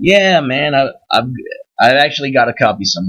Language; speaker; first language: English; native; English